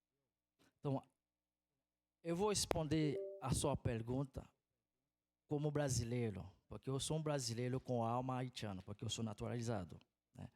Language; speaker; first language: Portuguese; non-native, fluent; Haitian Creole